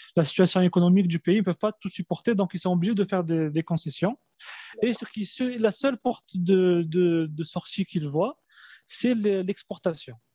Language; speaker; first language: French; early bilingual, other home language; Arabic